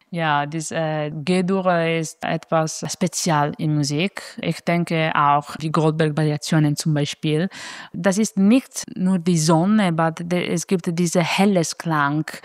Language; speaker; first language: German; non-native, fluent; Italian